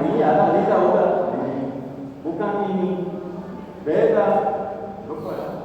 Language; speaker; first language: Indonesian; non-native, learner; Arabic